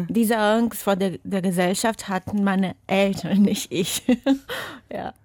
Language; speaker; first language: German; non-native, fluent; Portuguese